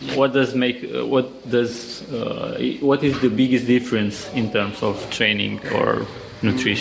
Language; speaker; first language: English; non-native, fluent; Romanian